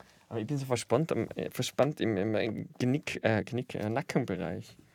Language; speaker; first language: German; native; German